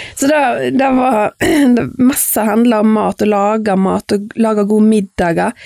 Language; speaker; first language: Norwegian; native; Norwegian